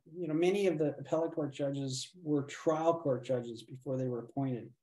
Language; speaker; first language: English; native; English